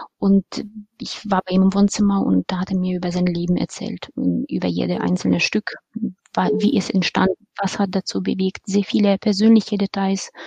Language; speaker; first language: German; non-native, fluent; Russian